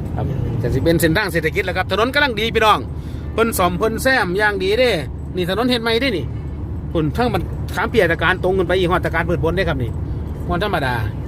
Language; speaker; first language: Thai; native; Thai